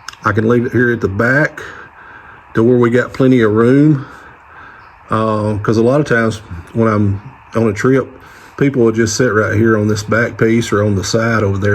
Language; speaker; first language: English; native; English